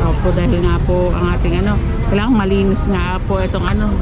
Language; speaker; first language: Filipino; native; Filipino